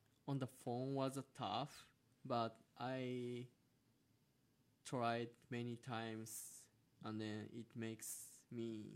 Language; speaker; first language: English; non-native, learner; Japanese